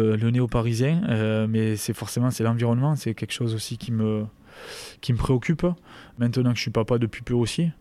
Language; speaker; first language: French; native; French